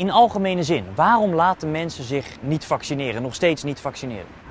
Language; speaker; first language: Dutch; native; Dutch